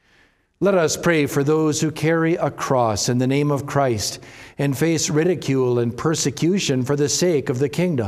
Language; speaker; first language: English; native; English